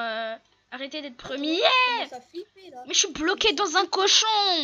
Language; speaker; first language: French; native; French